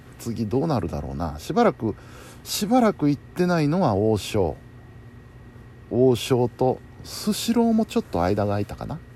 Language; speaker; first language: Japanese; native; Japanese